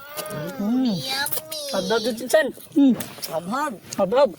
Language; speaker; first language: Filipino; non-native, local second language; Cebuano